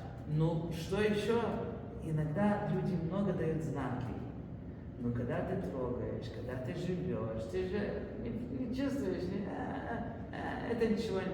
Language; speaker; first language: Russian; early bilingual, heritage; Russian